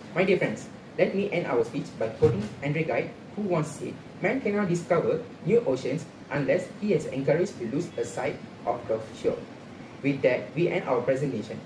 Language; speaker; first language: English; non-native, local second language; Tamil